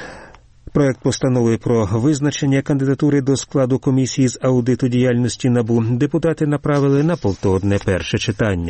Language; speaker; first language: Ukrainian; native; Ukrainian